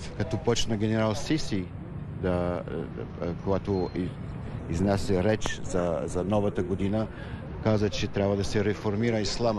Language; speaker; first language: Bulgarian; non-native, fluent; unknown